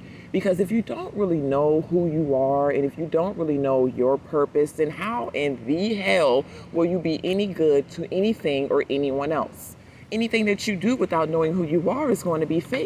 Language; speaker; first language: English; native; English